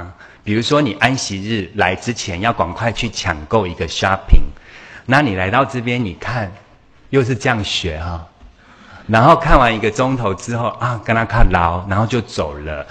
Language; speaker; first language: Chinese; native; Chinese